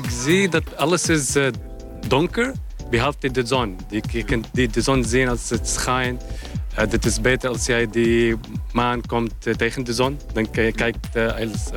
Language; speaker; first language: Dutch; non-native, learner; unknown